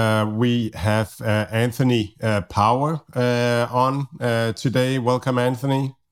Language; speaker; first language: English; non-native, fluent; Danish